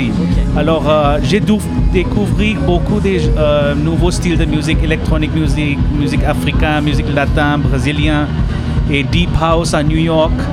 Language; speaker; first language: French; non-native, learner; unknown